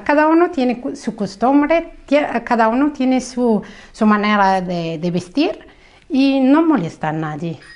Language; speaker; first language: Spanish; non-native, fluent; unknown